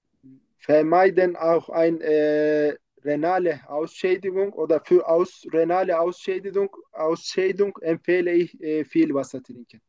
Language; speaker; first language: German; non-native, learner; Turkish